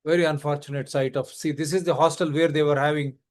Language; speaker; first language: English; non-native, local second language; Telugu